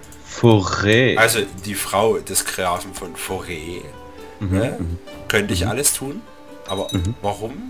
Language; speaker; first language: German; native; German